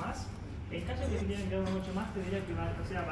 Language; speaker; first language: Spanish; native; Spanish